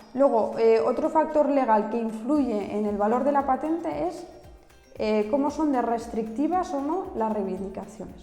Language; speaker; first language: Spanish; native; Spanish